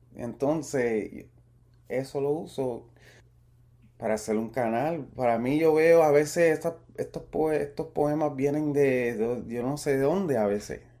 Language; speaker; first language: Spanish; early bilingual, heritage; Spanish